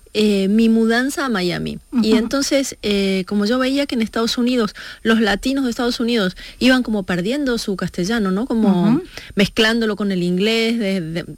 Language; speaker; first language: Spanish; native; Spanish